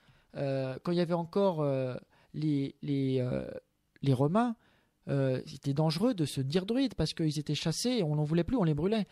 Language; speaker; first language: French; native; French